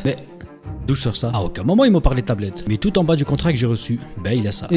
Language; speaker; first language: French; native; French